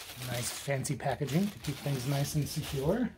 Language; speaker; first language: English; native; English